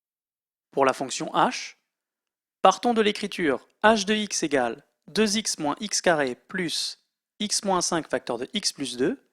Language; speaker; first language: French; native; French